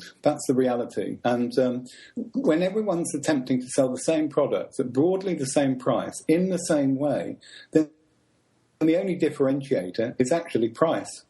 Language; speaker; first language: English; native; English